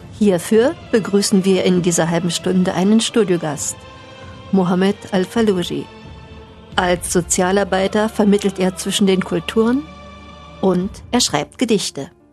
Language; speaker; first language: German; native; German